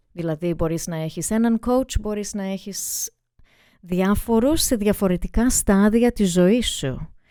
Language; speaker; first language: Greek; early bilingual, heritage; Greek